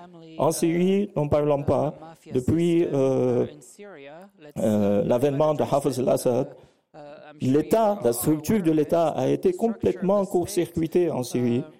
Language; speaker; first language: French; non-native, local second language; Arabic